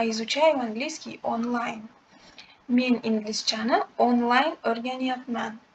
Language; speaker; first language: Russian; non-native, local second language; Uzbek